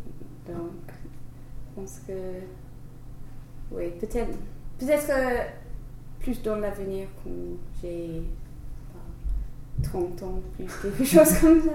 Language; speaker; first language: French; non-native, learner; English